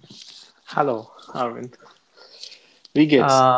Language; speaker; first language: German; non-native, learner; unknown